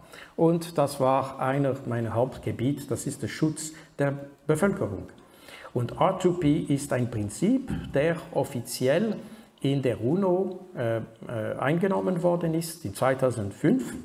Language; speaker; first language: German; non-native, fluent; French